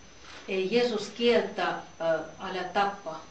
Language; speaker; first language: Finnish; non-native, learner; Russian